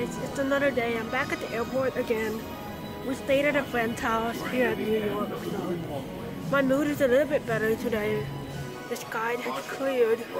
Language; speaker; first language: English; early bilingual, other home language; Thai